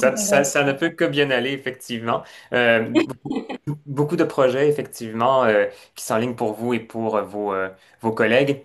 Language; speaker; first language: French; native; French